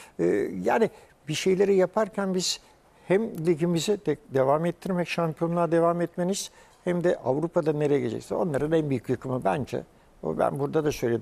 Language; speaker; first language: Turkish; native; Turkish